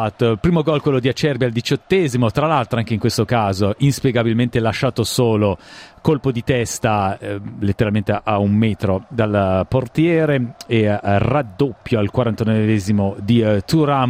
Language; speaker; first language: Italian; native; Italian